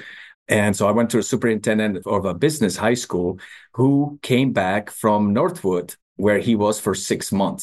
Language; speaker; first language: English; non-native, fluent; Czech